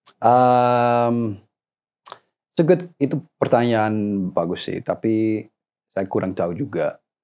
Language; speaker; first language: Indonesian; non-native, fluent; English